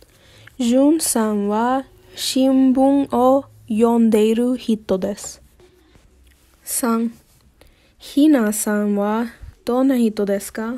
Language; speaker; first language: Japanese; non-native, learner; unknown